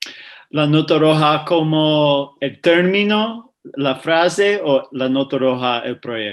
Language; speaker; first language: Spanish; non-native, fluent; English